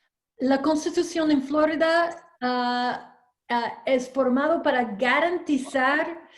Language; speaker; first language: Spanish; non-native, learner; English